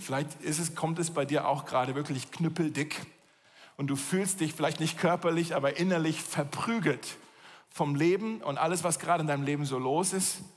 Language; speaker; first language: German; native; German